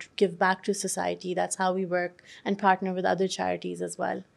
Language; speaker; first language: English; non-native, local second language; Urdu